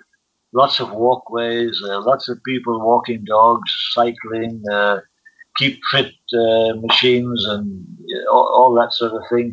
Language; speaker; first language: English; native; English